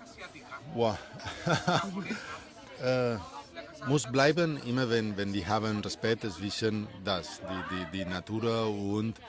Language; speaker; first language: German; non-native, learner; Spanish